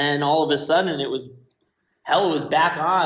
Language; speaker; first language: English; native; English